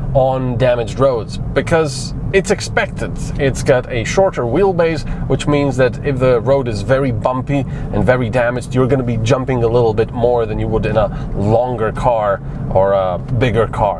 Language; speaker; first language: English; non-native, fluent; Slovenian